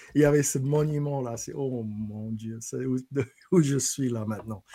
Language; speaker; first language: French; non-native, fluent; English